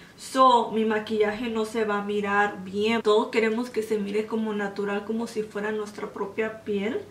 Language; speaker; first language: Spanish; early bilingual, heritage; Spanish